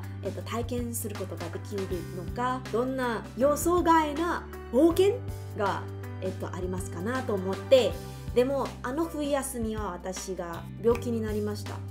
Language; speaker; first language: Japanese; non-native, learner; Chinese